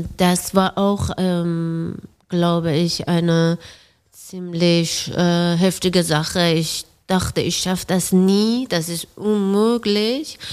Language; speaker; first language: German; non-native, fluent; Persian